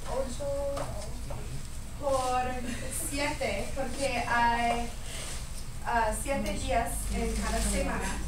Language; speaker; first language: Spanish; non-native, learner; English